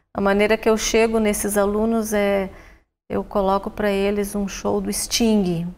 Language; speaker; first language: Portuguese; native; Portuguese